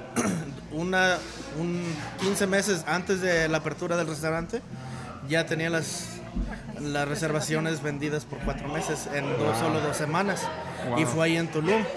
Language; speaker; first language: Spanish; native; Spanish